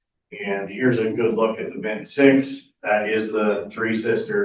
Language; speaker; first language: English; native; English